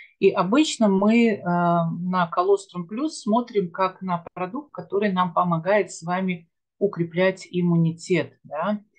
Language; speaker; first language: Russian; native; Russian